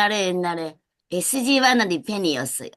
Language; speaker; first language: Korean; non-native, learner; Japanese